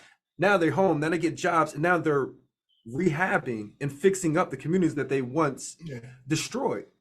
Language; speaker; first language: English; native; English